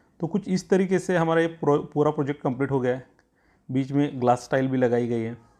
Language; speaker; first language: Hindi; non-native, local second language; Marathi